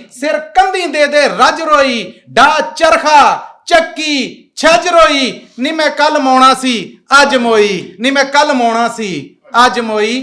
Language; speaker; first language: Punjabi; native; Punjabi